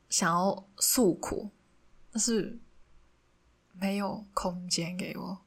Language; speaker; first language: Chinese; non-native, local second language; Cantonese